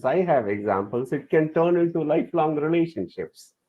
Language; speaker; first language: English; non-native, local second language; Tamil